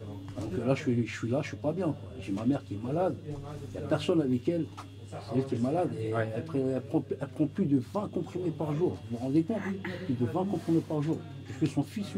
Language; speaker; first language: French; early bilingual, other home language; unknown